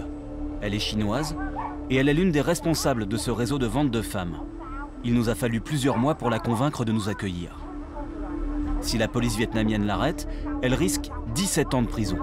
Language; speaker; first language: French; native; French